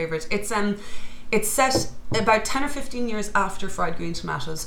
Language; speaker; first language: English; native; English